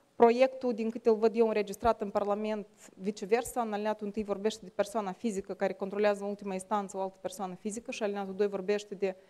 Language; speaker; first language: Romanian; native; Romanian